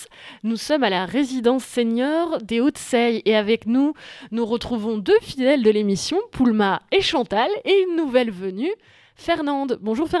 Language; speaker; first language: French; native; French